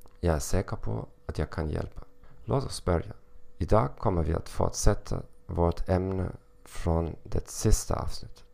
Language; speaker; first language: Swedish; non-native, learner; German